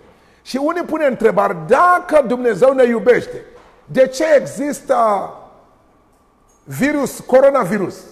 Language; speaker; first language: Romanian; non-native, learner; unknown